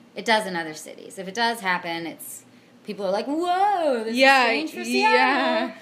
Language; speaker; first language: English; native; English